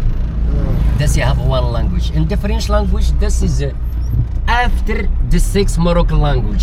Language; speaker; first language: English; non-native, learner; Arabic